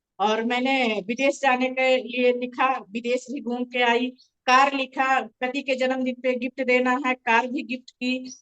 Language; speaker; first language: Hindi; native; Hindi